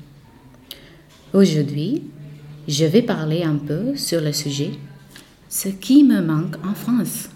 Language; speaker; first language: French; non-native, learner; Marathi